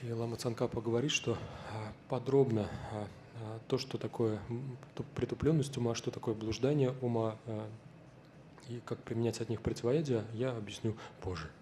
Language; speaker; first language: Russian; native; Russian